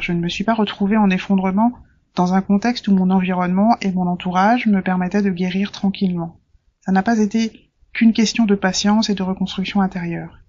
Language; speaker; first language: French; native; French